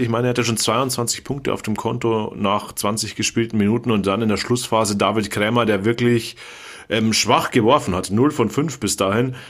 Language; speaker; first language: German; native; German